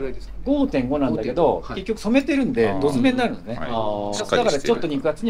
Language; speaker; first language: Japanese; native; Japanese